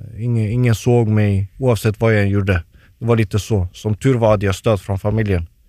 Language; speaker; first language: Swedish; early bilingual, other home language; Turoyo